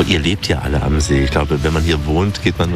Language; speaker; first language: German; native; German